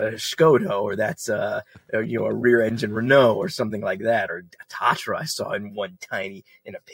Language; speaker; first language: English; native; English